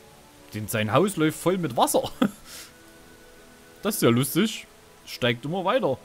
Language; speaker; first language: German; native; German